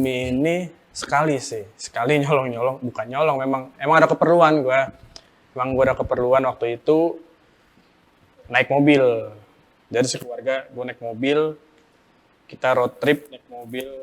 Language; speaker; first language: Indonesian; native; Indonesian